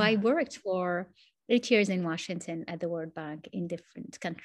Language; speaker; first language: English; non-native, fluent; Arabic